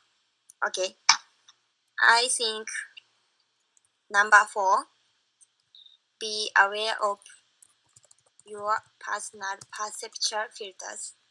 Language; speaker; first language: English; non-native, learner; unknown